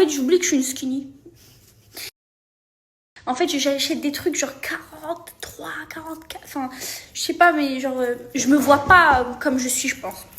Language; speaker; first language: French; native; French